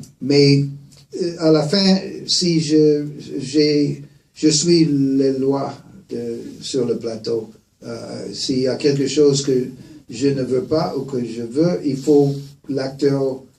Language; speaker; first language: French; non-native, fluent; English